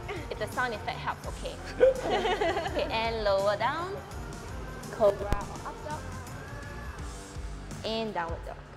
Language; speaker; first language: English; non-native, local second language; Chinese